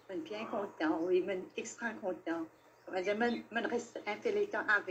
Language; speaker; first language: French; non-native, learner; Morisyen